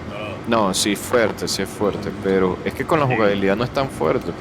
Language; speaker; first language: Spanish; native; Spanish